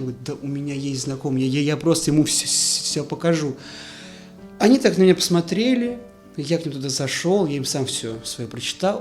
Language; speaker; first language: Russian; native; Russian